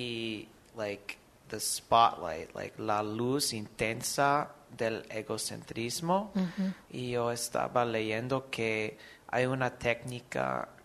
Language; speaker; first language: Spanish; non-native, fluent; English